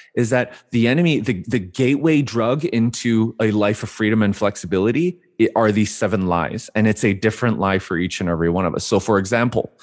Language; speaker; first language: English; native; English